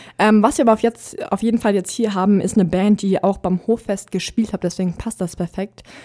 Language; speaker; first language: German; native; German